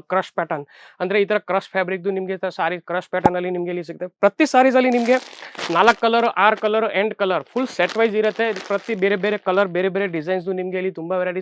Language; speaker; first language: Kannada; non-native, local second language; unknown